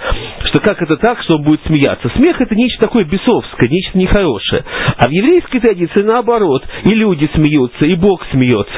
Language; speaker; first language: Russian; native; Russian